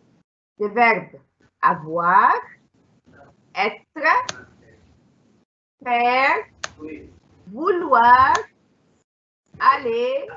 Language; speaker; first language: French; non-native, fluent; Arabic